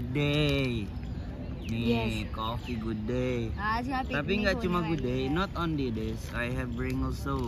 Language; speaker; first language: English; non-native, learner; Indonesian